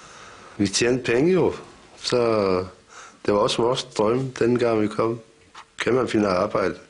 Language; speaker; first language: Danish; non-native, fluent; Turkish